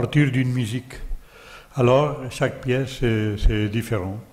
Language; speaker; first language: French; non-native, learner; Catalan